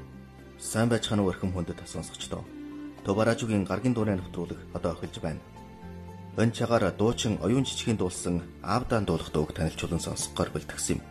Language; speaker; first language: Mongolian; native; Mongolian